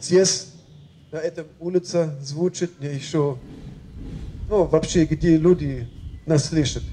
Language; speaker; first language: Russian; non-native, fluent; German